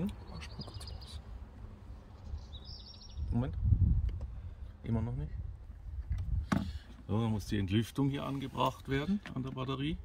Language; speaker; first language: German; native; German